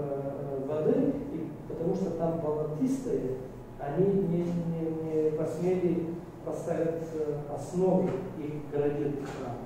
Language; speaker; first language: Russian; non-native, fluent; Bulgarian